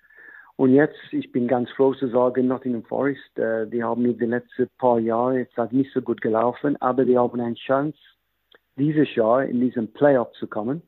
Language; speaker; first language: German; non-native, fluent; English